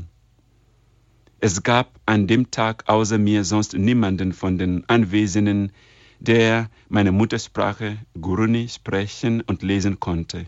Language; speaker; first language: German; non-native, fluent; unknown